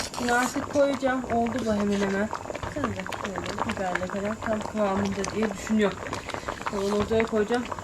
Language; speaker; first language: Turkish; native; Turkish